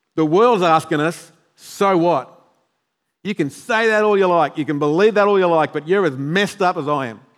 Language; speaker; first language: English; native; English